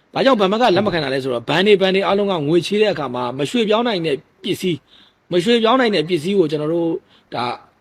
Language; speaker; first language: Burmese; native; Burmese